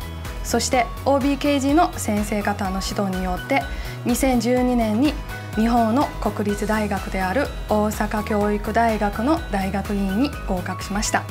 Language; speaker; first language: Japanese; non-native, fluent; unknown